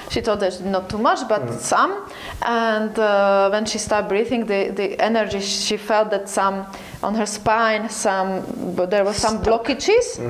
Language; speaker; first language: English; non-native, learner; Slovak